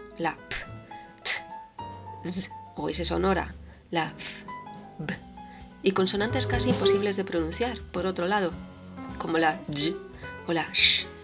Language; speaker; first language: Spanish; native; Spanish